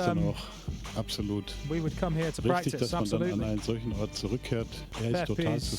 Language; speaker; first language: German; native; German